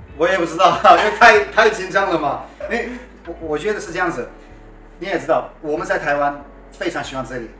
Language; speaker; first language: Chinese; non-native, fluent; Turkish